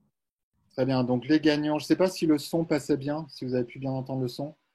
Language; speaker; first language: French; native; French